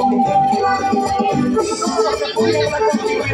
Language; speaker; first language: Spanish; native; Spanish